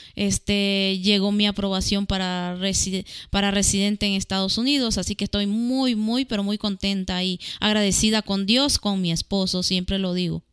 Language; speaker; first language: Spanish; native; Spanish